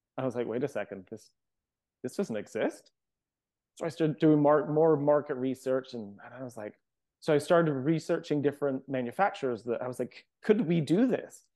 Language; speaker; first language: English; native; English